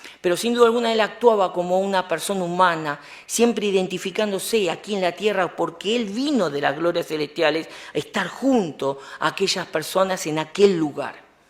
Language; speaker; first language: Spanish; native; Spanish